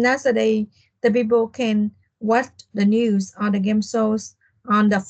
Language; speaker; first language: English; non-native, learner; Vietnamese